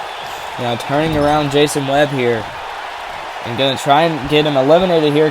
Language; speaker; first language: English; native; English